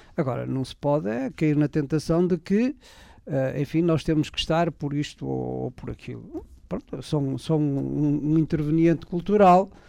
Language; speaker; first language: Portuguese; native; Portuguese